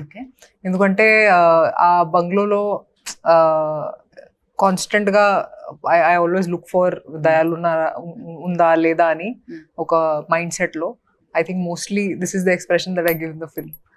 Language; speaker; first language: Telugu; non-native, fluent; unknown